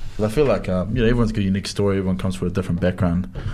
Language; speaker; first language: English; native; English